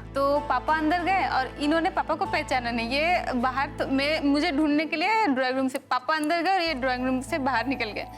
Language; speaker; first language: Hindi; non-native, local second language; Bangla